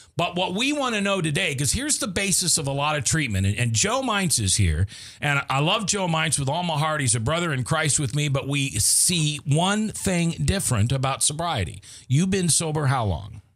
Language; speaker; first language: English; native; English